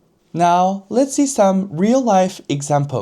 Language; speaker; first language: English; non-native, fluent; Japanese